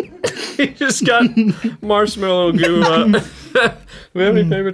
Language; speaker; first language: English; native; English